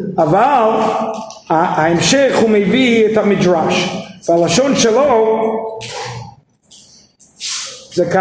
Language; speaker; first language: Hebrew; non-native, fluent; English